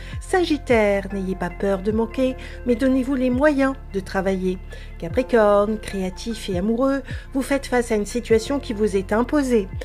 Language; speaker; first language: French; native; French